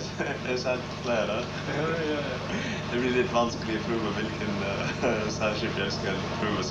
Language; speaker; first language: Norwegian; non-native, learner; English